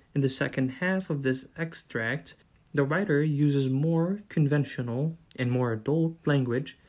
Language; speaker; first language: English; non-native, fluent; Arabic